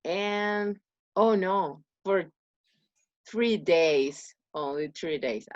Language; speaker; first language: English; non-native, learner; Spanish